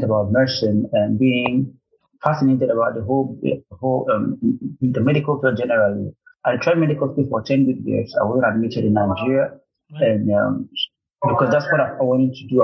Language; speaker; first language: English; non-native, local second language; Igbo